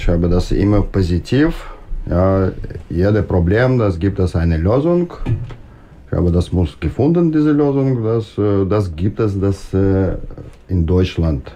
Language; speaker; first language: German; non-native, learner; Russian